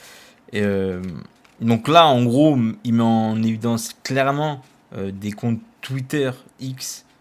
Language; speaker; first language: French; native; French